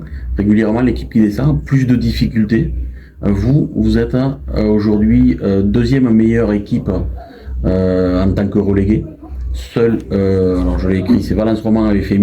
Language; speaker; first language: French; native; French